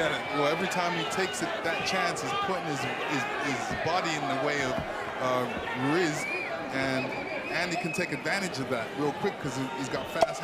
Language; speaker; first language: English; native; English